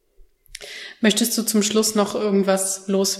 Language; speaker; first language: German; native; German